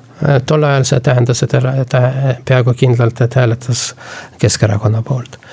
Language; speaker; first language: Estonian; non-native, local second language; Russian